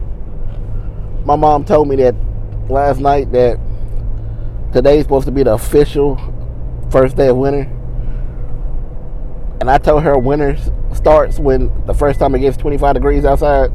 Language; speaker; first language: English; native; English